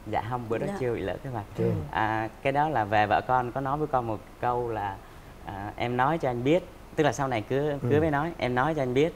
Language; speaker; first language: Vietnamese; native; Vietnamese